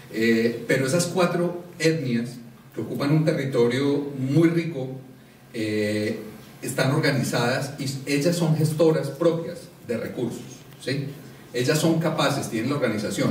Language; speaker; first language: Spanish; native; Spanish